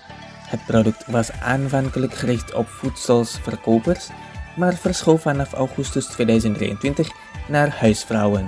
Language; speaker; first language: Dutch; non-native, fluent; Indonesian